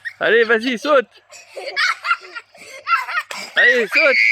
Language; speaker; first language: French; native; French